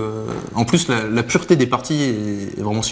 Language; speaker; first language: French; native; French